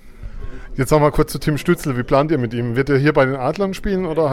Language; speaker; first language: German; native; German